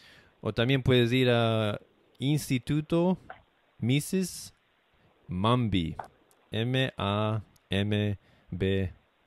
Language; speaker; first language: Spanish; non-native, learner; English